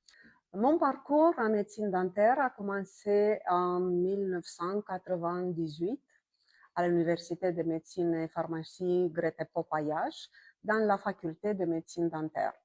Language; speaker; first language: French; non-native, fluent; Romanian